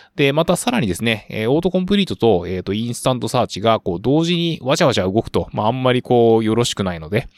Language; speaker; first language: Japanese; native; Japanese